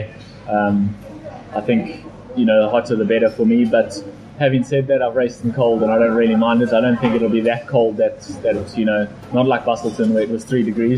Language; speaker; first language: English; native; English